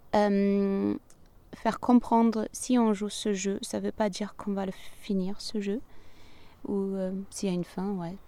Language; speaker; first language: French; non-native, fluent; German